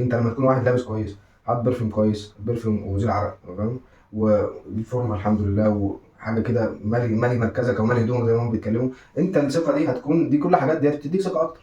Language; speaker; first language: Arabic; native; Arabic